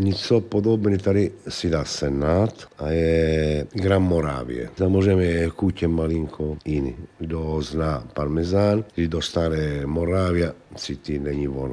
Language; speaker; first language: Czech; non-native, learner; Italian